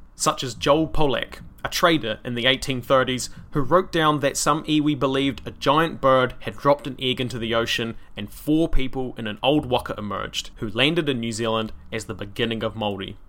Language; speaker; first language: English; native; English